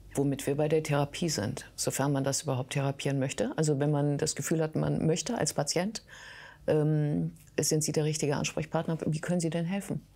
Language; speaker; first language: German; native; German